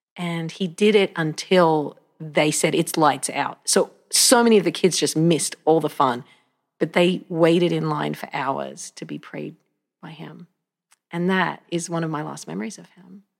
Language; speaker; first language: English; native; English